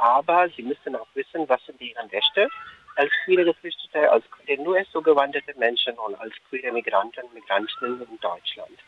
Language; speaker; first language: German; non-native, fluent; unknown